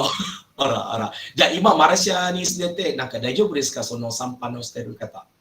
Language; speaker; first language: Japanese; non-native, fluent; Malay